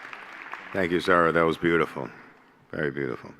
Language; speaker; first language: English; native; English